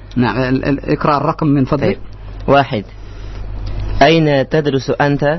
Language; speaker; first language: Arabic; non-native, fluent; Indonesian